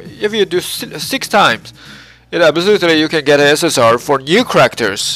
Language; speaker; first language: English; non-native, learner; Japanese